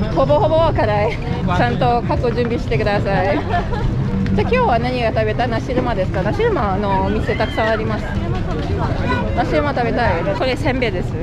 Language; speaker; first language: Japanese; non-native, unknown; Malay